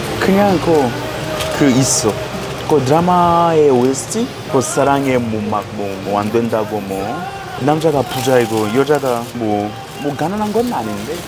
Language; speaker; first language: Korean; non-native, fluent; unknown